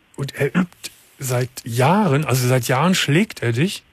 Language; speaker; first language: German; native; German